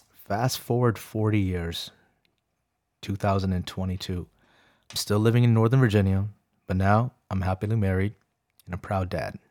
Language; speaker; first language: English; early bilingual, other home language; Urdu